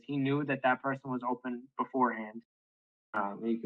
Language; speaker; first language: English; native; English